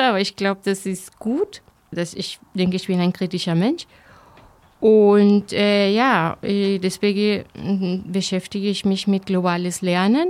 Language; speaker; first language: German; non-native, fluent; Spanish